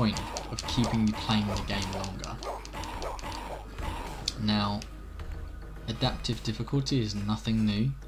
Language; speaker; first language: English; native; English